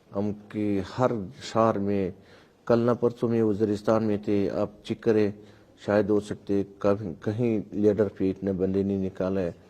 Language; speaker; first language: Urdu; non-native, local second language; Pashto